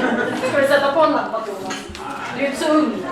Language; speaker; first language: Swedish; non-native, learner; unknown